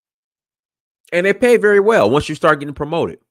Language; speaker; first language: English; native; English